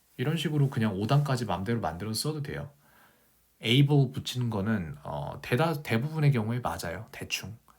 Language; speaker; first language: Korean; native; Korean